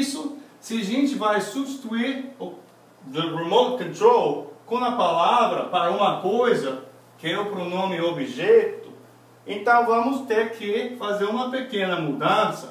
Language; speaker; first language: Portuguese; non-native, fluent; English